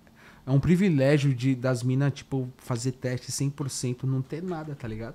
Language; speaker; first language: Portuguese; native; Portuguese